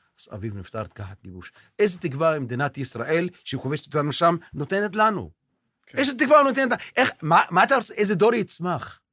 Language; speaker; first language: Hebrew; non-native, local second language; Arabic